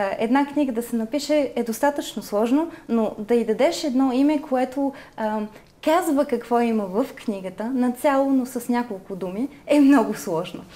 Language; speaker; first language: Bulgarian; early bilingual, heritage; Bulgarian